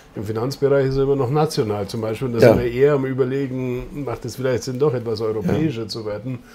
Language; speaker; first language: German; native; German